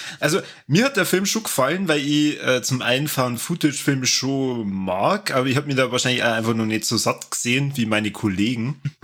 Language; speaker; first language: German; native; German